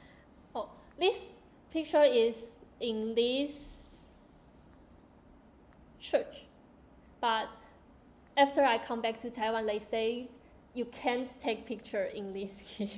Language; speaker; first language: English; non-native, learner; Chinese